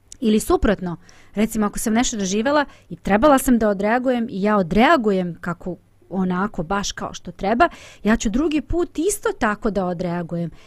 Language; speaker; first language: Bosnian; native; Bosnian